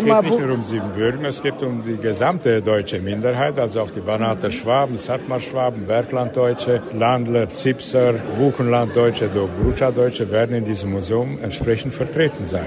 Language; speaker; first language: German; native; German